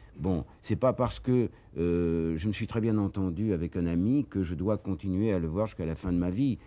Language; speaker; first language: French; native; French